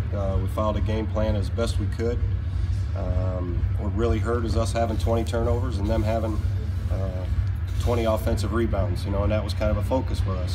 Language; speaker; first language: English; native; English